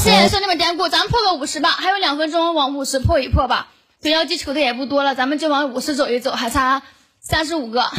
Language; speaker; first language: Chinese; native; Chinese